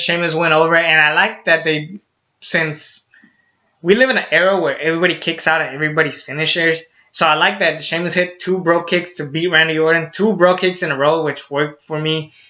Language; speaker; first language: English; native; English